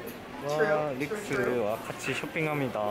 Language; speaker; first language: Korean; early bilingual, heritage; English